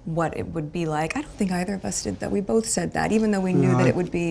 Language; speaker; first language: English; native; English